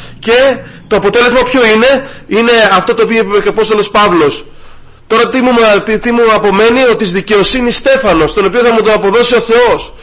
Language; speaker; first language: Greek; native; Greek